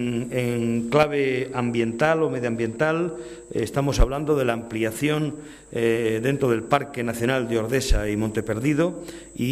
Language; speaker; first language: Spanish; native; Spanish